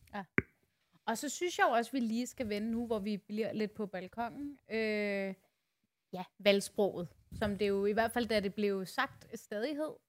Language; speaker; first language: Danish; native; Danish